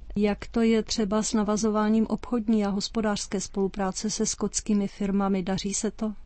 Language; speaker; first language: Czech; native; Czech